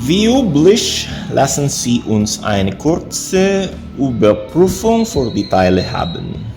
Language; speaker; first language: German; non-native, learner; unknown